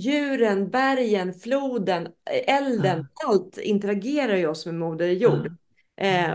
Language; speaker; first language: Swedish; native; Swedish